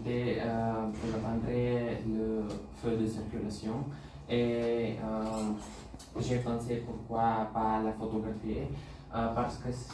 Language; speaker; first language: French; non-native, learner; Bulgarian